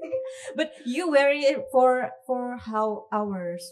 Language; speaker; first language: English; non-native, learner; Indonesian